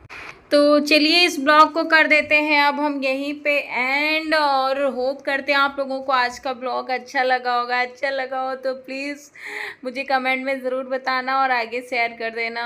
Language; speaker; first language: Hindi; native; Hindi